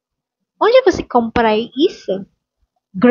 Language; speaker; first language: Portuguese; non-native, learner; Filipino